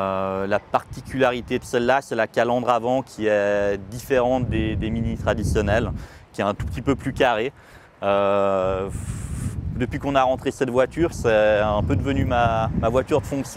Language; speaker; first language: French; native; French